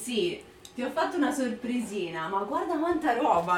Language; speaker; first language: Italian; native; Italian